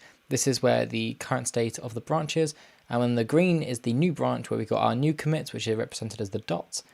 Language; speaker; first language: English; native; English